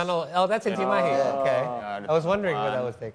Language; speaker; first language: English; non-native, fluent; Indonesian